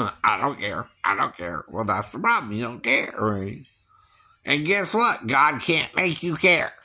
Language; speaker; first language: English; native; English